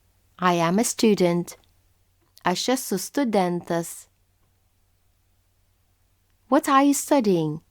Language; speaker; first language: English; non-native, fluent; Lithuanian